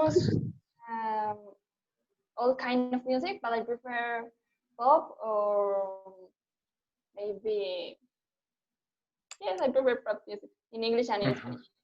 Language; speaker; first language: English; non-native, learner; Spanish